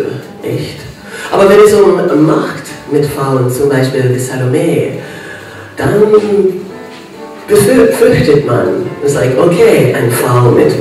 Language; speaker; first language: German; non-native, fluent; English